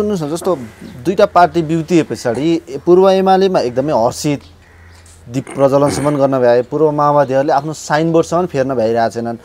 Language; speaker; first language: Nepali; native; Nepali